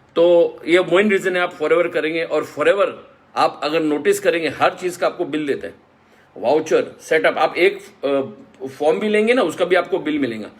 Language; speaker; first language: Hindi; non-native, local second language; Marathi